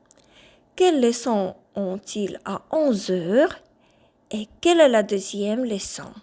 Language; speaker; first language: French; non-native, fluent; Ukrainian